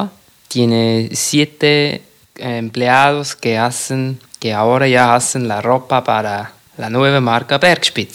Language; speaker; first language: Spanish; non-native, fluent; German